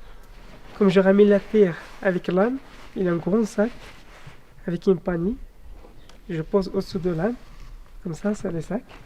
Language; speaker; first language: French; non-native, learner; Arabic